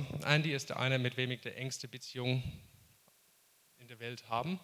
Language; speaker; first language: German; non-native, fluent; English